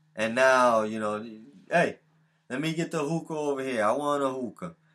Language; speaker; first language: English; early bilingual, other home language; Spanish